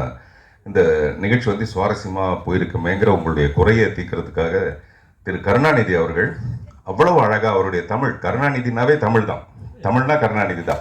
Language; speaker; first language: Tamil; native; Tamil